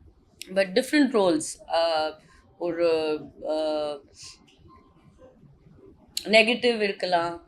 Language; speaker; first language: Tamil; non-native, fluent; Hindi